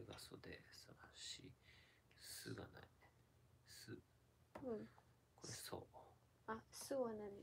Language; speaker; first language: Japanese; non-native, learner; Filipino